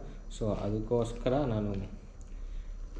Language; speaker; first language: Kannada; non-native, local second language; Telugu